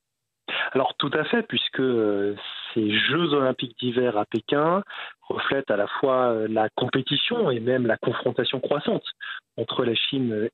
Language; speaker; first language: French; native; French